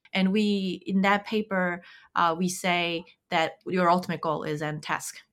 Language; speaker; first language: English; non-native, fluent; Korean